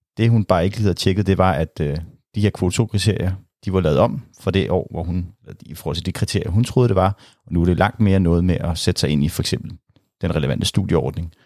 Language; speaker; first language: Danish; native; Danish